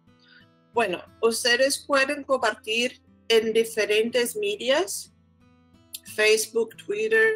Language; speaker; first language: Spanish; non-native, fluent; Portuguese